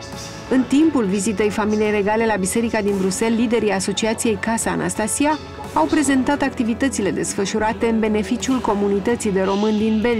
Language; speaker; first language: Romanian; native; Romanian